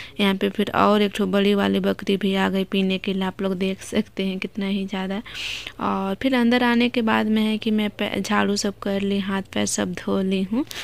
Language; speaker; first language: Hindi; native; Hindi